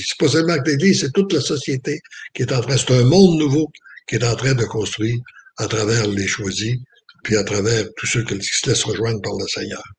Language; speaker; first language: French; native; French